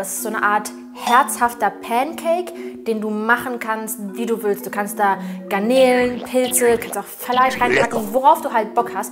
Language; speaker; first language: German; native; German